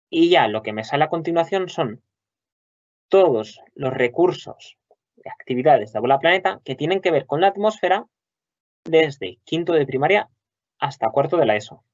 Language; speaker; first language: Spanish; native; Spanish